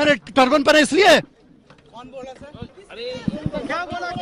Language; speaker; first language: Hindi; non-native, local second language; Punjabi